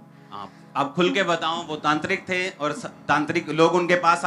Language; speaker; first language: Hindi; native; Hindi